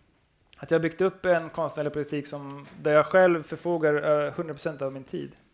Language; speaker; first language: Swedish; native; Swedish